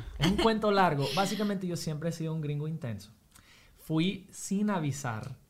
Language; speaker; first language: Spanish; non-native, fluent; English